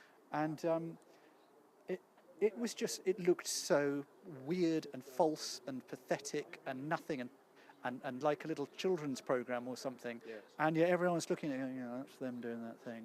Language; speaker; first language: English; native; English